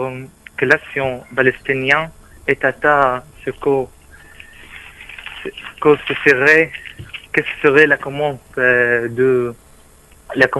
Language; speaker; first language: French; non-native, learner; Arabic